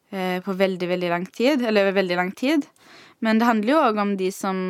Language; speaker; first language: Norwegian; early bilingual, other home language; Arabic